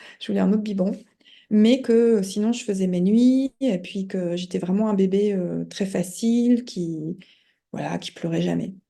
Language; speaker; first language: French; native; French